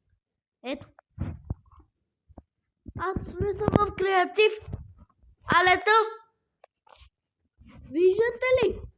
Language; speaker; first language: Bulgarian; native; Bulgarian